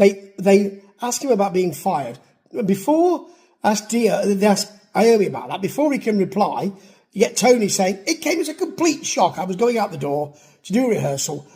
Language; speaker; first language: English; native; English